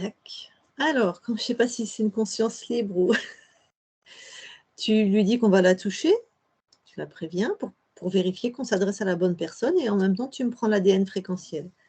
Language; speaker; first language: French; native; French